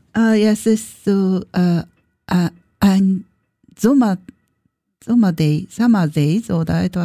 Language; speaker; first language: German; non-native, learner; Japanese